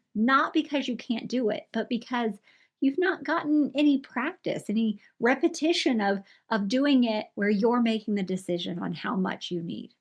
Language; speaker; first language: English; native; English